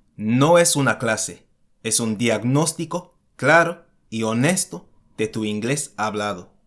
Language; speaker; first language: Spanish; non-native, fluent; English